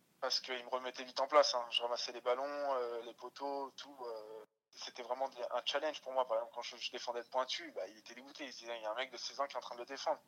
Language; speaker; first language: French; early bilingual, other home language; Russian